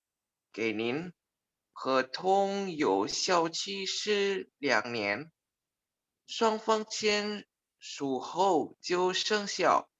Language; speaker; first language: Chinese; non-native, learner; Indonesian